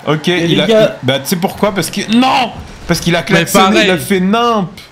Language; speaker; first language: French; native; French